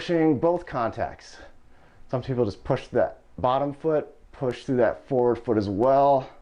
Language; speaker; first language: English; native; English